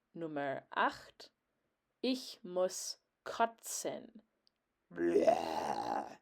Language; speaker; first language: German; non-native, fluent; English